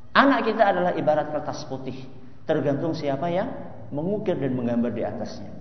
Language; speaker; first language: Indonesian; non-native, local second language; Javanese